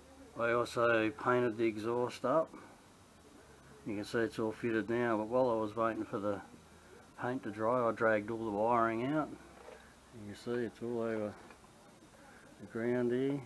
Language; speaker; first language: English; native; English